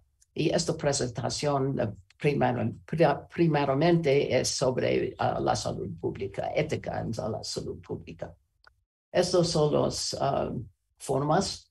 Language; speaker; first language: Spanish; non-native, learner; English